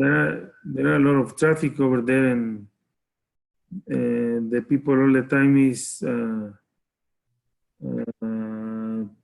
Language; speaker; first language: English; non-native, learner; Spanish